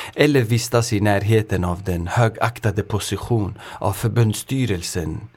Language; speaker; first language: Swedish; native; Swedish